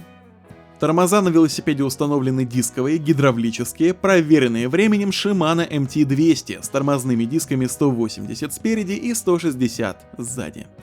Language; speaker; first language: Russian; native; Russian